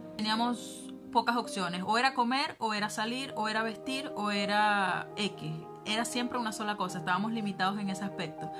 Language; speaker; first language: Spanish; native; Spanish